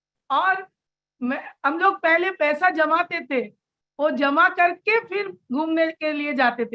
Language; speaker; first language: Hindi; non-native, local second language; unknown